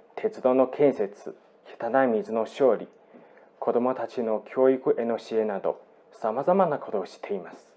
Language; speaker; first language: Japanese; non-native, fluent; Chinese